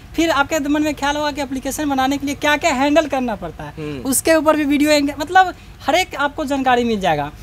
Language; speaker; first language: Hindi; native; Hindi